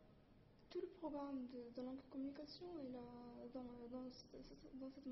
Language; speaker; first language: French; non-native, learner; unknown